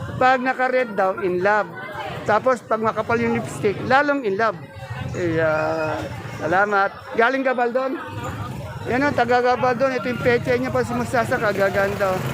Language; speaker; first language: Filipino; native; Filipino